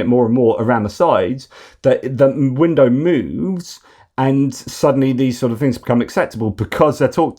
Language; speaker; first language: English; native; English